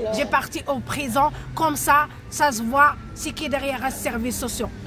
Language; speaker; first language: French; non-native, learner; Arabic